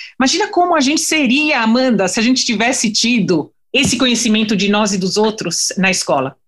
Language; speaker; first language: Portuguese; non-native, fluent; French